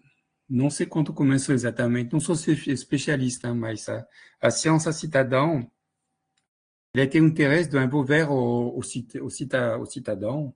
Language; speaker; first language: Portuguese; non-native, fluent; French